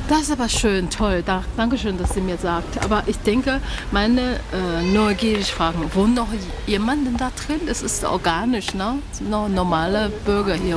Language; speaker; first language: German; non-native, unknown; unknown